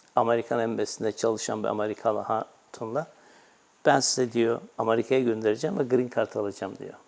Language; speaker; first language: Turkish; native; Turkish